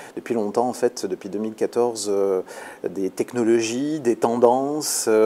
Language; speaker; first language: French; native; French